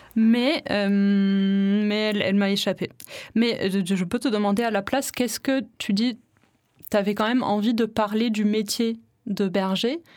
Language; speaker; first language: French; non-native, fluent; German